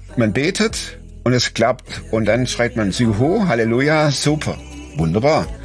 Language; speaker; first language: German; native; German